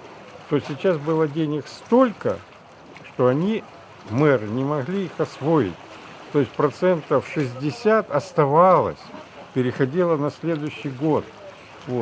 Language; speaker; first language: Russian; native; Russian